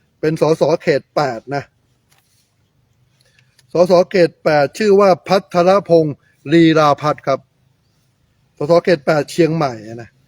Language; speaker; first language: Thai; native; Thai